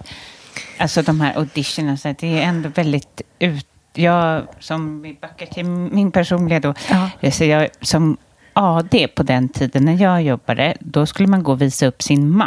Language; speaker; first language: Swedish; native; Swedish